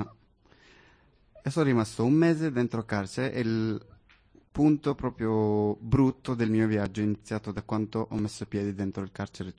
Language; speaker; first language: Italian; non-native, fluent; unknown